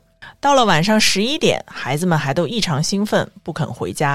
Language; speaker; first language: Chinese; native; Chinese